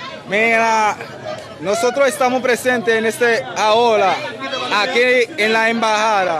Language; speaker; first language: Spanish; non-native, fluent; Haitian Creole